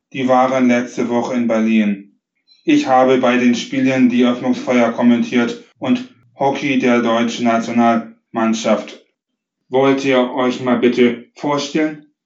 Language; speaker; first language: German; native; German